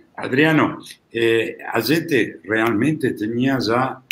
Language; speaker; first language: Portuguese; non-native, fluent; Italian